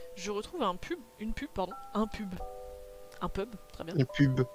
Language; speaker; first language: French; native; French